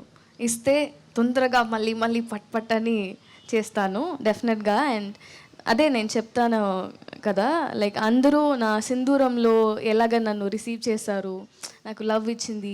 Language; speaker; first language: Telugu; non-native, learner; Tamil